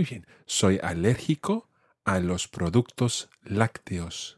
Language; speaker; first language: Spanish; non-native, fluent; English